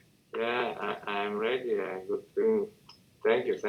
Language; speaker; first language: English; non-native, learner; Russian